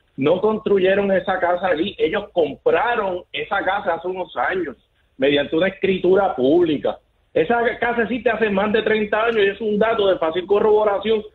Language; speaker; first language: Spanish; native; Spanish